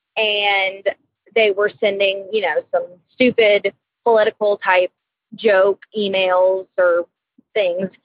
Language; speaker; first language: English; native; English